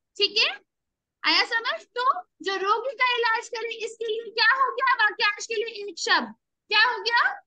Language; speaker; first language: Hindi; native; Hindi